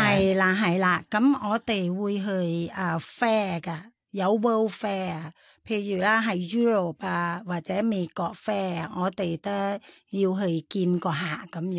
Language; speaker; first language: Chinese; non-native, fluent; Thai